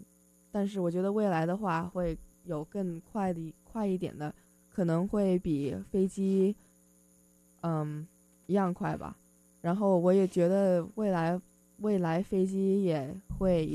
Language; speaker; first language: Chinese; early bilingual, heritage; Chinese